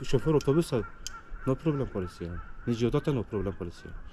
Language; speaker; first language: Romanian; non-native, learner; Turkish